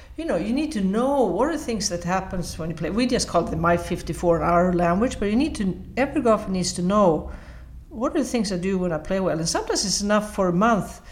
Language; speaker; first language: English; non-native, fluent; Swedish